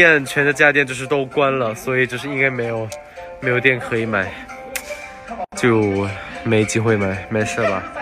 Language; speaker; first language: Chinese; non-native, fluent; Thai